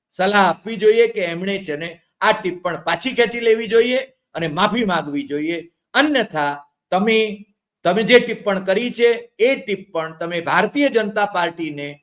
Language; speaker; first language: Gujarati; native; Gujarati